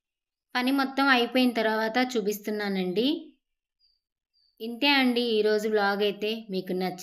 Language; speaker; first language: Telugu; native; Telugu